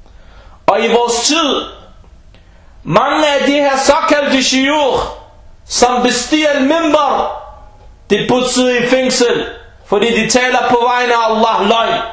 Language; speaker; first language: Danish; early bilingual, other home language; Arabic